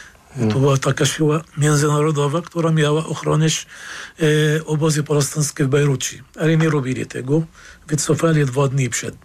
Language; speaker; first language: Polish; non-native, fluent; Arabic